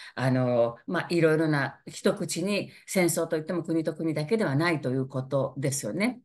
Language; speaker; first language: Japanese; native; Japanese